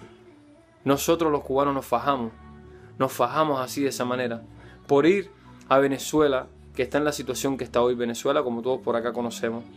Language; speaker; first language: Spanish; native; Spanish